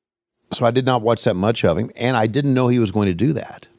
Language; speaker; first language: English; native; English